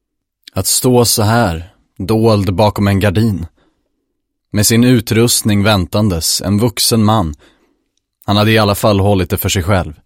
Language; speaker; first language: Swedish; native; Swedish